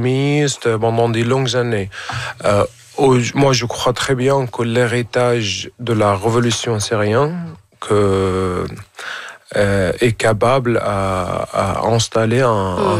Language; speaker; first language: French; non-native, fluent; Arabic